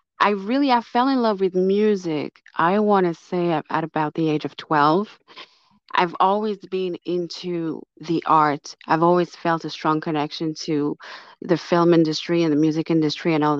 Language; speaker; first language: English; non-native, fluent; French